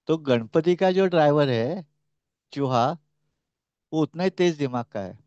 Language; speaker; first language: Hindi; non-native, local second language; Marathi